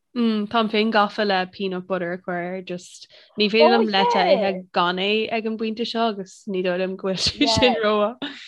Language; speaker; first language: Irish; non-native, local second language; English